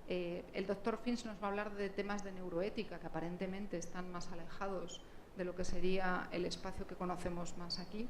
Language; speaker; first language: Spanish; native; Spanish